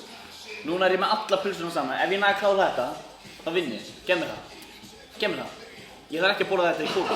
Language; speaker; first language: Icelandic; non-native, fluent; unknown